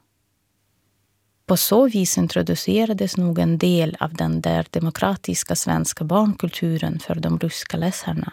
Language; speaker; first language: Swedish; non-native, fluent; Russian